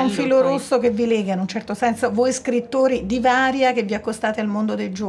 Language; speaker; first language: Italian; native; Italian